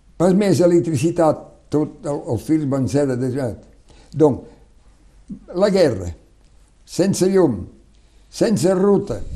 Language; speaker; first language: Catalan; non-native, local second language; French